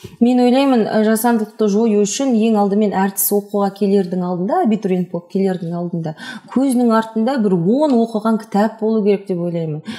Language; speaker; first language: Kazakh; non-native, local second language; Russian